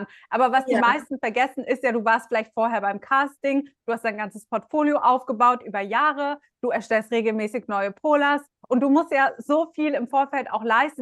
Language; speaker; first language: German; native; German